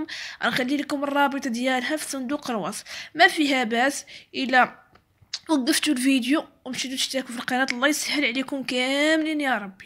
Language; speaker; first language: Arabic; native; Arabic